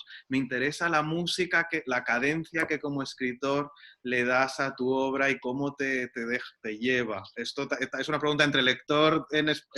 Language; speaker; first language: Spanish; native; Spanish